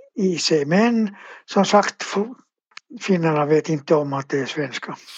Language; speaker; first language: Swedish; native; Swedish